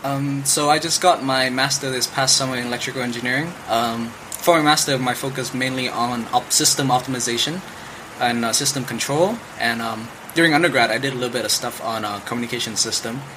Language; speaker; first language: English; non-native, fluent; Vietnamese